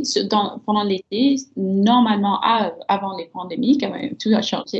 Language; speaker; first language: French; early bilingual, heritage; French